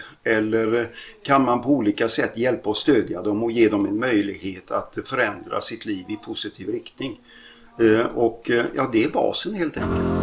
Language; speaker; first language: Swedish; native; Swedish